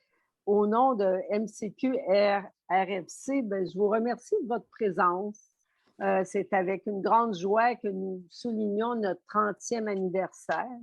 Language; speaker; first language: French; native; French